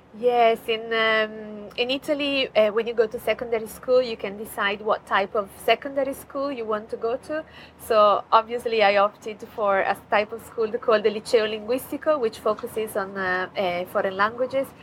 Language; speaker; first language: English; non-native, fluent; Italian